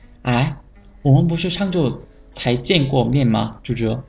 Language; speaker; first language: Chinese; non-native, fluent; Korean